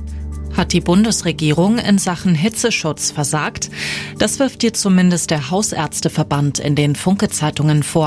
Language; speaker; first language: German; native; German